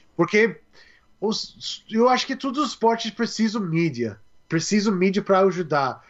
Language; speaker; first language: Portuguese; non-native, learner; English